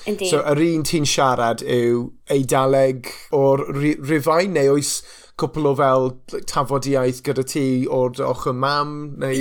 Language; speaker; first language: Welsh; non-native, local second language; English